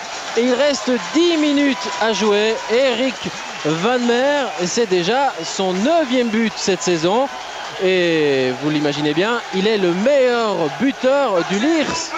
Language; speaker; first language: French; native; French